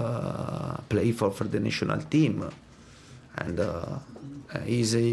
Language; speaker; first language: English; non-native, fluent; Italian